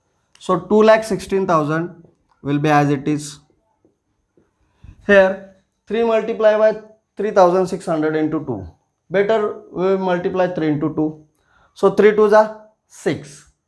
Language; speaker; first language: English; non-native, local second language; Marathi